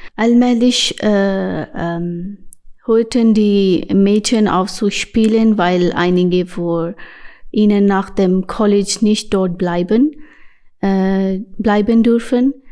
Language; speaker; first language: German; non-native, learner; Urdu